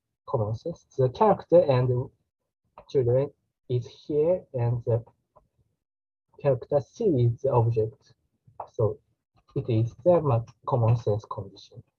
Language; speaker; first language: English; non-native, learner; Japanese